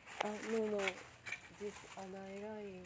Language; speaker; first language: English; non-native, learner; Japanese